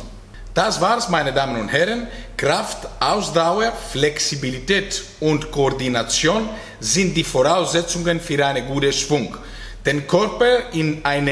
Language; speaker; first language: German; non-native, fluent; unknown